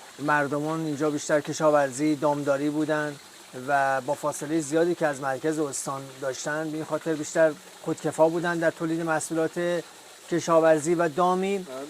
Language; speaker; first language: Persian; native; Persian